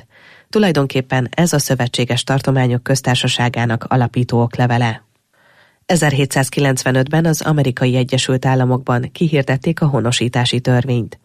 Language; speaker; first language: Hungarian; native; Hungarian